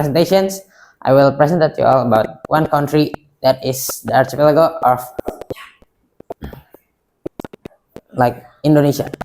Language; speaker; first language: English; non-native, local second language; Indonesian